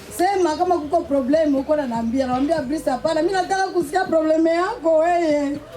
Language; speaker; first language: Swahili; native; Swahili